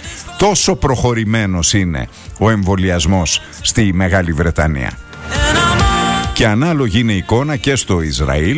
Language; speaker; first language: Greek; native; Greek